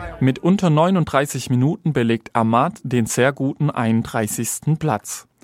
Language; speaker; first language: German; native; German